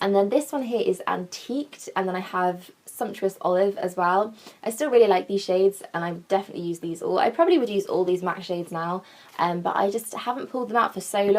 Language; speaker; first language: English; native; English